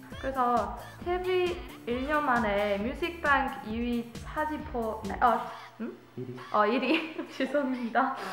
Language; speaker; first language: Korean; non-native, learner; English